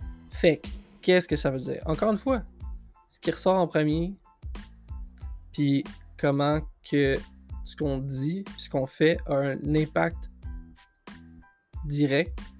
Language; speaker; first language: French; native; French